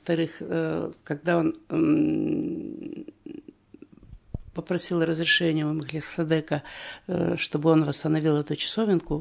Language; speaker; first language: Russian; native; Russian